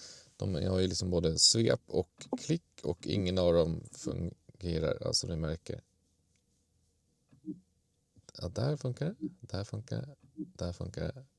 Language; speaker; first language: Swedish; native; Swedish